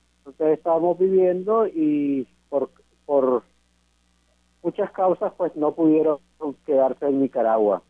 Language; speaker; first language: Spanish; native; Spanish